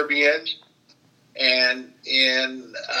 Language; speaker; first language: English; native; English